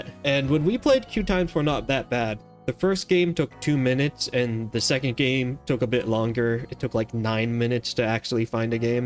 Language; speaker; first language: English; native; English